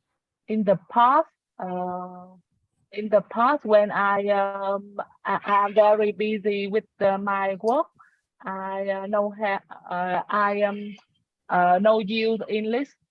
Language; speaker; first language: English; non-native, learner; Vietnamese